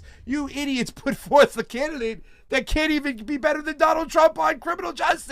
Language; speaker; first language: English; native; English